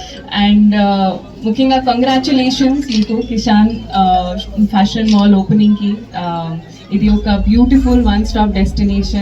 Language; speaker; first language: Telugu; non-native, fluent; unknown